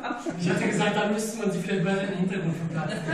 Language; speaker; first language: German; native; German